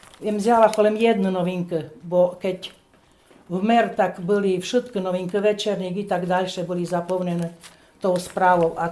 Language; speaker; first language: Slovak; non-native, local second language; Rusyn